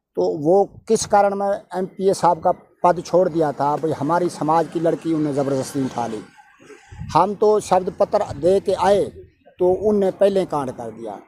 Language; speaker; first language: Urdu; non-native, local second language; Punjabi